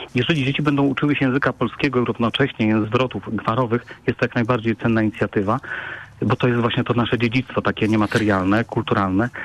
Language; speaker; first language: Polish; native; Polish